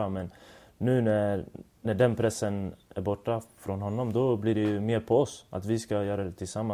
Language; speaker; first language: Swedish; early bilingual, other home language; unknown